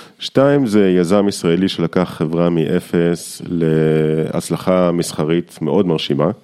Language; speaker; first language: Hebrew; native; Hebrew